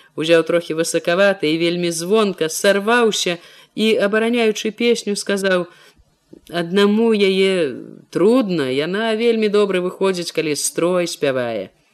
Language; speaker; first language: Belarusian; native; Belarusian